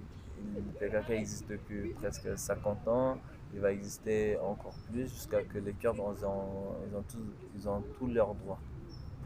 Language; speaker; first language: French; non-native, local second language; Kurdish